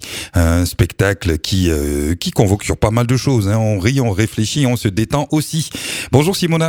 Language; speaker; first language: French; native; French